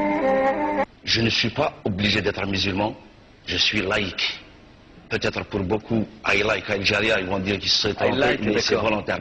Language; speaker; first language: French; non-native, local second language; Kabyle